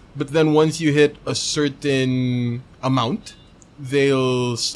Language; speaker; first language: English; non-native, local second language; Cebuano